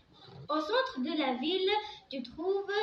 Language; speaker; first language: French; non-native, learner; Arabic